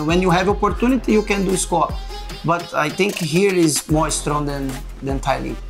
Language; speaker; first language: English; non-native, learner; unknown